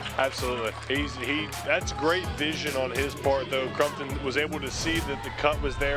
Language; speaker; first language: English; native; English